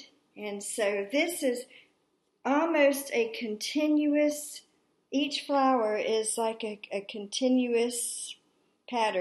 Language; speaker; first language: English; native; English